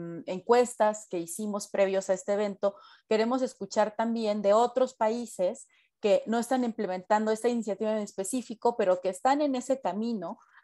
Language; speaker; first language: Spanish; native; Spanish